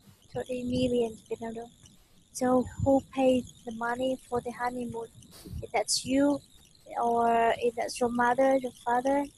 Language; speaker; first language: English; non-native, fluent; Vietnamese